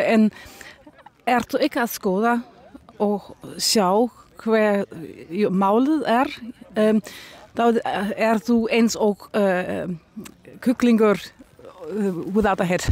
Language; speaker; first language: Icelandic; non-native, learner; Danish